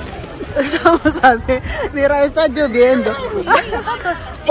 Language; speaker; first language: Spanish; non-native, fluent; Filipino